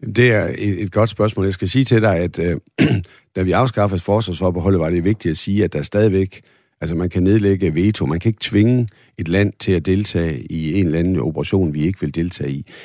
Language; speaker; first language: Danish; native; Danish